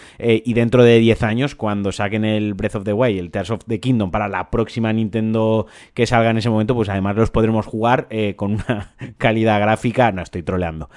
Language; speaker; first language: Spanish; native; Spanish